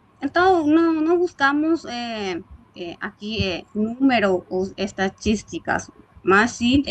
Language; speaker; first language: Portuguese; non-native, fluent; Spanish